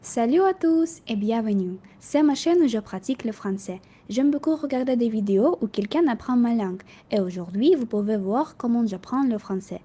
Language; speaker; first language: French; non-native, learner; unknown